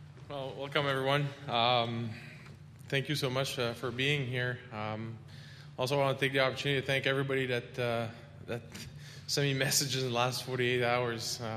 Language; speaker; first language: English; non-native, fluent; French